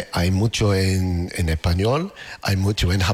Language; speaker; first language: Spanish; non-native, learner; English